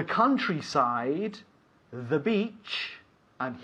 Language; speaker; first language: English; non-native, fluent; Spanish